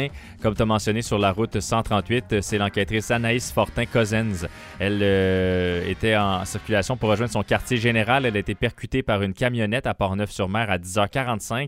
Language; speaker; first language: French; native; French